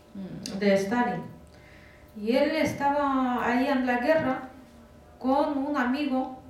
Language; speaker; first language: Spanish; non-native, fluent; Russian